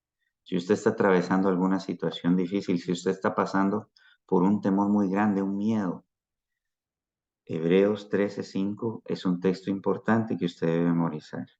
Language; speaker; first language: Spanish; native; Spanish